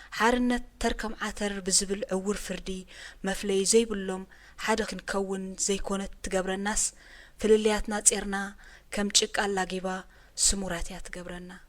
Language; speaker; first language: Tigrinya; native; Tigrinya